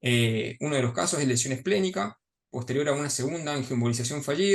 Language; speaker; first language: Spanish; native; Spanish